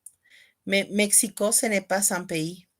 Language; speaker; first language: French; non-native, fluent; Spanish